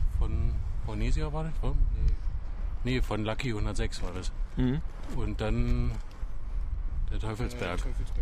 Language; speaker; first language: German; native; German